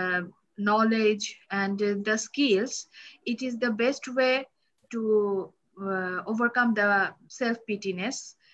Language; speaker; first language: English; non-native, learner; Bangla